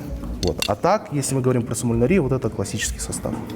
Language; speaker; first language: Russian; native; Russian